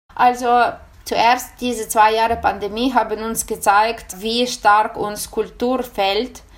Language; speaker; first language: German; non-native, fluent; Ukrainian